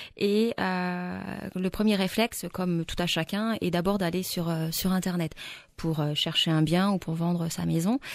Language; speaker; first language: French; native; French